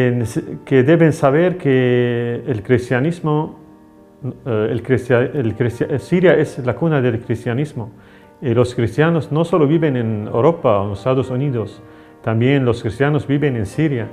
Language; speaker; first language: Spanish; non-native, learner; Arabic